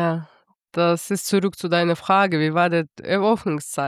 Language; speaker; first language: German; non-native, fluent; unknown